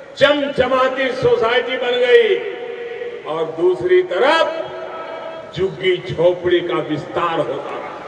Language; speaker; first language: Hindi; non-native, local second language; Gujarati